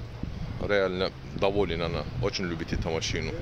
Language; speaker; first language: Russian; non-native, local second language; Turkish